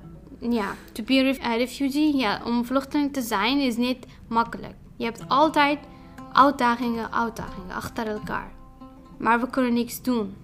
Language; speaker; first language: Dutch; non-native, fluent; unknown